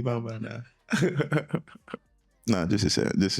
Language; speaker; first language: Chinese; non-native, learner; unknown